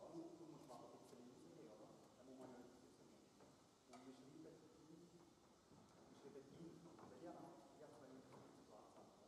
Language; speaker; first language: German; non-native, learner; Italian